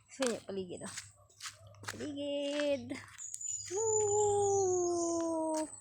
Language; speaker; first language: Filipino; non-native, local second language; Cebuano